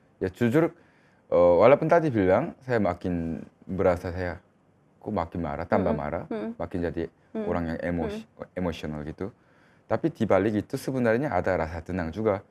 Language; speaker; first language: Indonesian; non-native, fluent; Korean